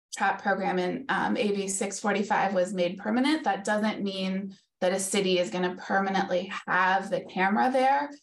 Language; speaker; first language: English; native; English